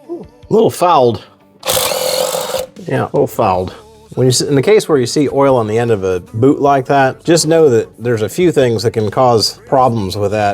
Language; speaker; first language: English; native; English